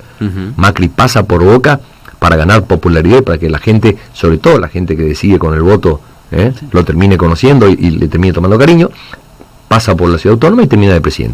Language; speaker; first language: Spanish; native; Spanish